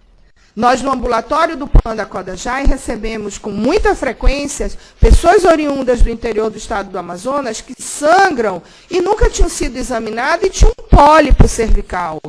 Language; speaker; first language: Portuguese; native; Portuguese